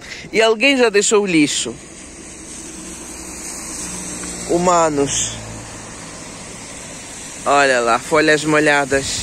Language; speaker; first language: Portuguese; non-native, local second language; Kabuverdianu